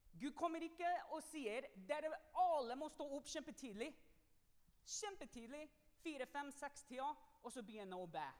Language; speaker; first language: Norwegian; non-native, fluent; English